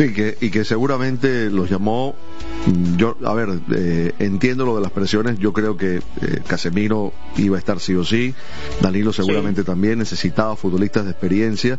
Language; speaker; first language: Spanish; native; Spanish